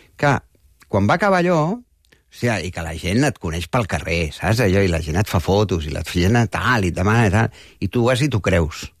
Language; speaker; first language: Catalan; native; Catalan